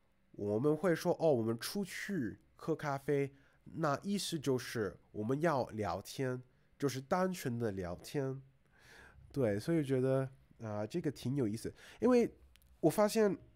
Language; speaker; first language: Chinese; non-native, fluent; English